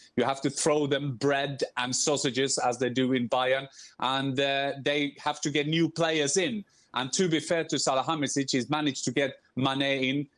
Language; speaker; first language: English; non-native, fluent; Norwegian